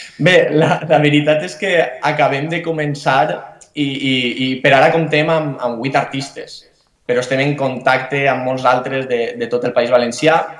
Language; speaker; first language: Catalan; native; Catalan